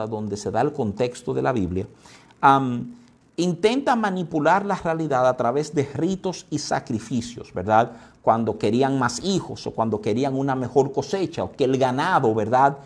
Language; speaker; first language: Spanish; native; Spanish